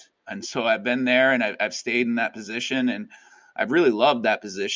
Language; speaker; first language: English; native; English